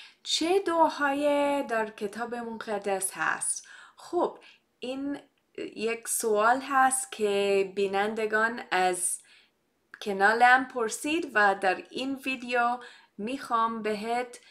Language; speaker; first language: Persian; non-native, fluent; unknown